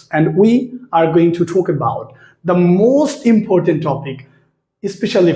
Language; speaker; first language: English; non-native, local second language; Bangla